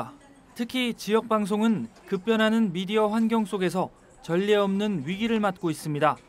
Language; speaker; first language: Korean; native; Korean